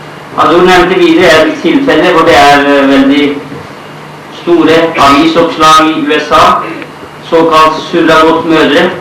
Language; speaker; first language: Norwegian; non-native, fluent; Urdu